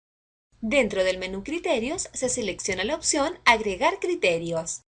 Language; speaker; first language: Spanish; native; Spanish